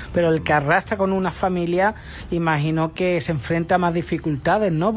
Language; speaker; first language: Spanish; native; Spanish